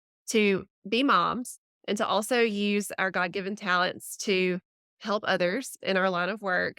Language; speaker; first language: English; native; English